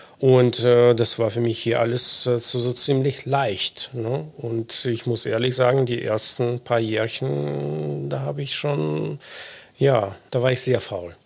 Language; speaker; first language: German; non-native, fluent; Russian